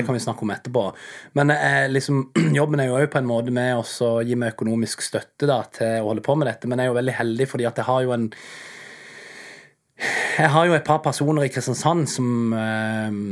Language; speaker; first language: Norwegian; native; Norwegian